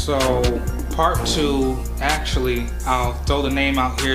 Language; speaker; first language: English; native; English